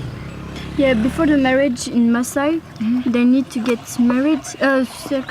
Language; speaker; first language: English; non-native, learner; French